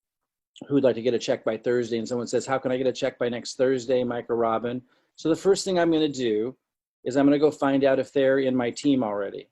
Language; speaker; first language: English; native; English